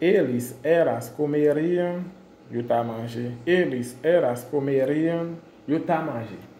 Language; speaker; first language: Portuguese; non-native, fluent; Haitian Creole